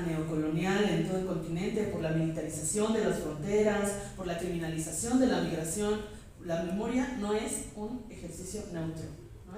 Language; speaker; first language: Spanish; native; Spanish